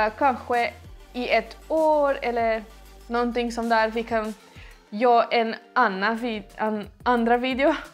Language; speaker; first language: Swedish; non-native, learner; Portuguese